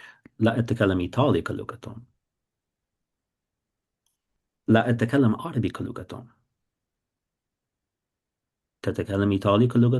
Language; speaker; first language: Arabic; non-native, fluent; English